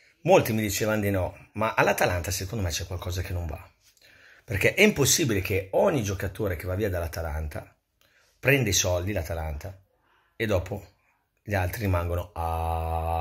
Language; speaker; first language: Italian; native; Italian